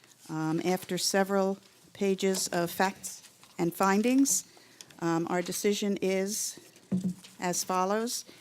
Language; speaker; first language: English; native; English